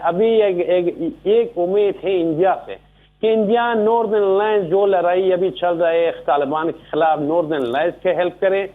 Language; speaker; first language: Hindi; non-native, learner; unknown